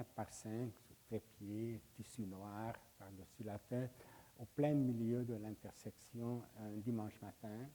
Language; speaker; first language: French; non-native, fluent; Hungarian